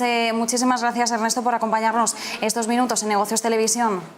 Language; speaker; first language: Spanish; native; Spanish